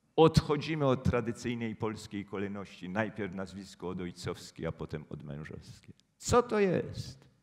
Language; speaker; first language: Polish; native; Polish